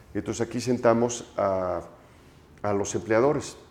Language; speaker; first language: Spanish; native; Spanish